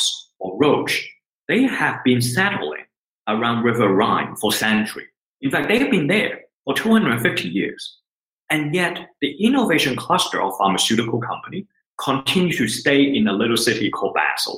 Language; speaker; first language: English; non-native, local second language; Cantonese